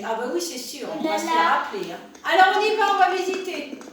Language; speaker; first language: French; native; French